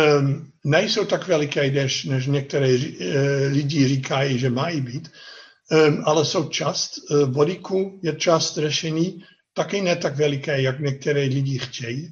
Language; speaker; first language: Czech; non-native, fluent; Dutch